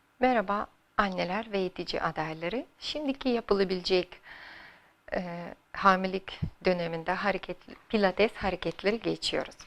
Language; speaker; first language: Turkish; non-native, learner; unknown